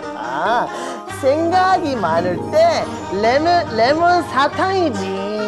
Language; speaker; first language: Korean; non-native, learner; English